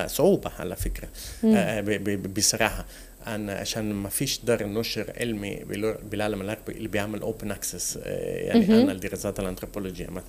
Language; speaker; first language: Arabic; non-native, fluent; Italian